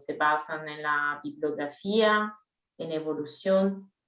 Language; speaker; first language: Spanish; non-native, fluent; Italian